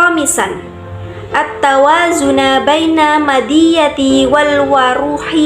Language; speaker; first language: Arabic; non-native, learner; Indonesian